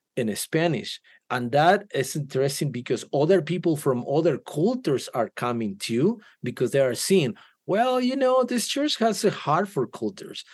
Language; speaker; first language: English; non-native, fluent; Spanish